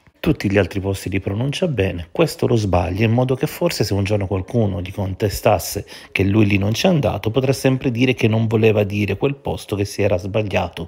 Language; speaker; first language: Italian; native; Italian